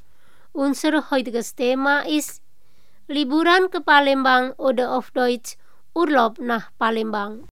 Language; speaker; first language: German; non-native, fluent; Indonesian